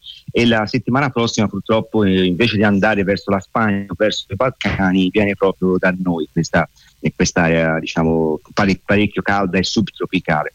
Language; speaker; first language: Italian; native; Italian